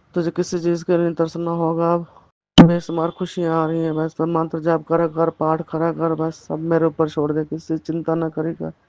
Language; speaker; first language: Hindi; native; Hindi